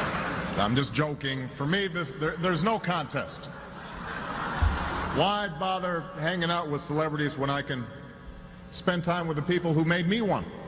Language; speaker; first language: English; native; English